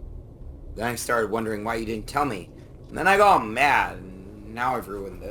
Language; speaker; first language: English; native; English